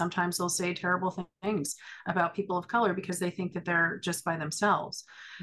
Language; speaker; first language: English; native; English